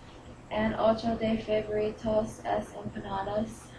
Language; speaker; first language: Spanish; non-native, learner; English